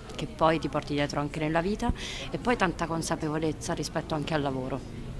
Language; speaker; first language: Italian; native; Italian